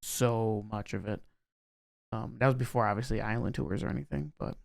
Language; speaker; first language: English; native; English